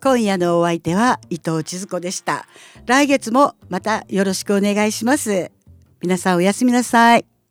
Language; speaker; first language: Japanese; native; Japanese